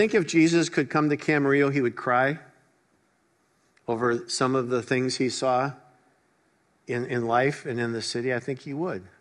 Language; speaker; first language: English; native; English